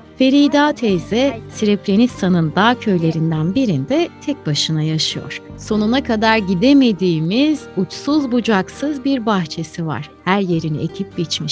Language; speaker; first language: Turkish; native; Turkish